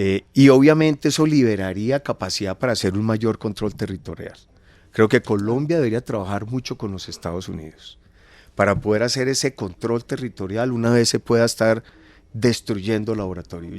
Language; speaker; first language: Spanish; native; Spanish